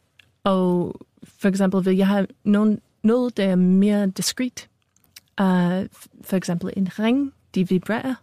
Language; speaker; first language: Danish; non-native, fluent; English